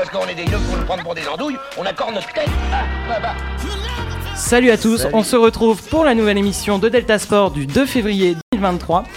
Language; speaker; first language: French; native; French